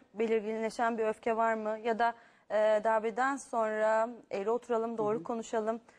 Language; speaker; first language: Turkish; native; Turkish